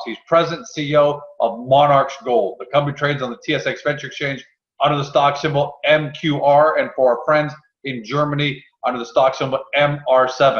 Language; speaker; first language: English; native; English